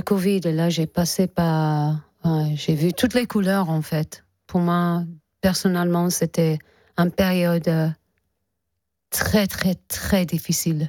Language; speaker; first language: French; non-native, fluent; English